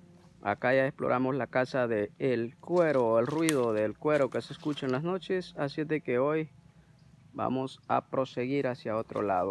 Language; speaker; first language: Spanish; native; Spanish